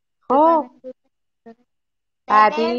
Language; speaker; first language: Persian; native; Persian